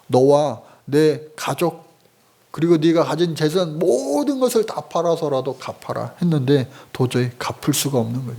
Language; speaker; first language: Korean; native; Korean